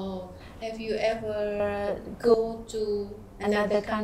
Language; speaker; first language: English; non-native, learner; Indonesian